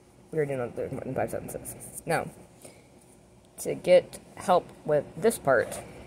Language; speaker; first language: English; native; English